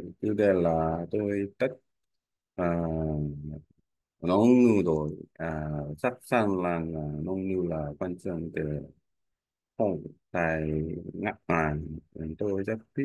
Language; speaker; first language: Vietnamese; non-native, learner; Korean